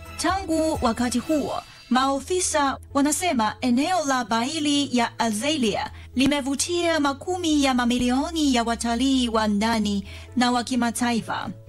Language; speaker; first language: Swahili; non-native, fluent; Chinese